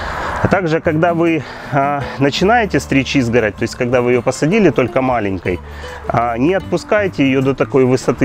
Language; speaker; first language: Russian; native; Russian